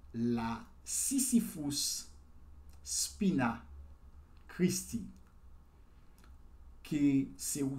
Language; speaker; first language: Spanish; non-native, fluent; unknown